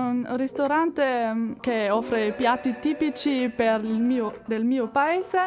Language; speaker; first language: Italian; non-native, fluent; German